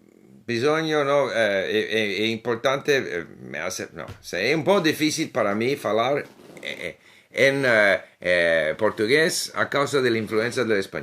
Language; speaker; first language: Italian; non-native, fluent; English